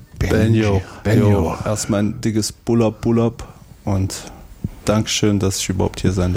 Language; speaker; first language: German; native; German